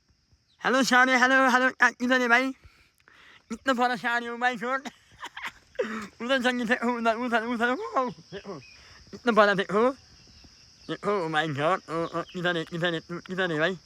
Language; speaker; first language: Hindi; non-native, fluent; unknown